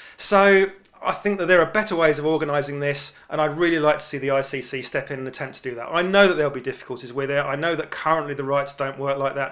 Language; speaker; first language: English; native; English